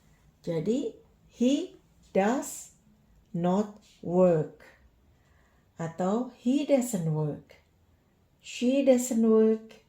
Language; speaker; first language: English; non-native, fluent; Indonesian